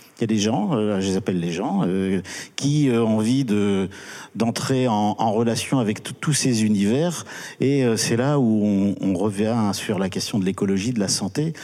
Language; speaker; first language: French; native; French